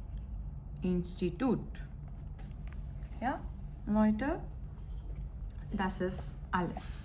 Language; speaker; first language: German; non-native, fluent; Gujarati